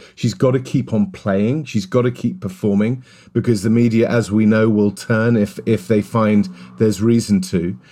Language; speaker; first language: English; native; English